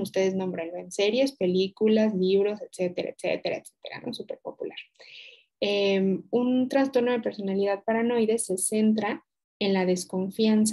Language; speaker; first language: Spanish; native; Spanish